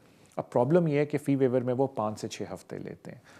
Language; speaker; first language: Urdu; native; Urdu